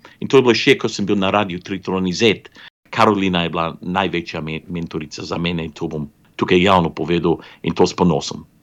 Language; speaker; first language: Slovenian; early bilingual, heritage; Slovenian